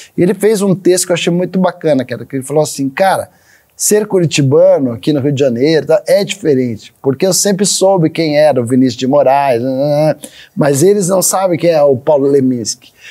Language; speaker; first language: Portuguese; native; Portuguese